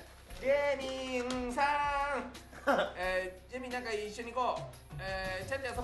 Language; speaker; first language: Japanese; native; Japanese